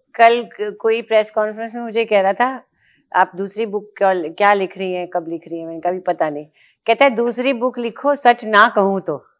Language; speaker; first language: Hindi; native; Hindi